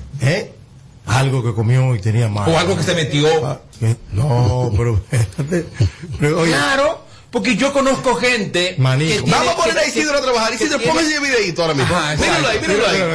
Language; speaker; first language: Spanish; native; Spanish